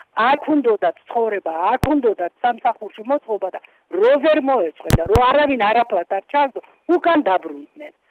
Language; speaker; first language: Georgian; non-native, local second language; Azerbaijani